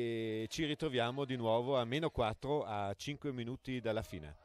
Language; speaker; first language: Italian; native; Italian